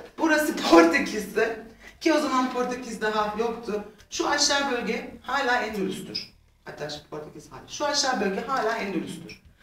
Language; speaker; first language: Turkish; native; Turkish